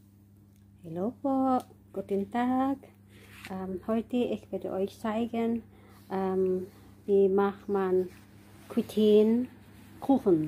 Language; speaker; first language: German; non-native, learner; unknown